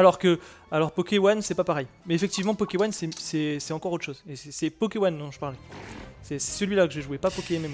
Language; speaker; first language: French; native; French